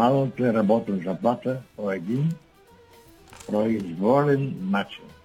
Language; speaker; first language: Bulgarian; native; Bulgarian